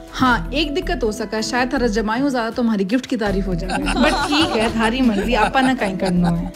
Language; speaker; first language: Hindi; native; Hindi